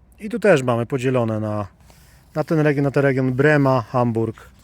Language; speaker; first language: Polish; native; Polish